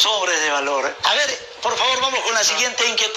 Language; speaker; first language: Spanish; native; Spanish